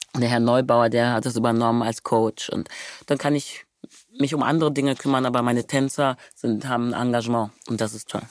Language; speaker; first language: German; native; German